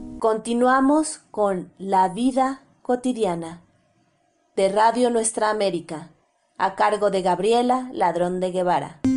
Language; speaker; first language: Spanish; native; Spanish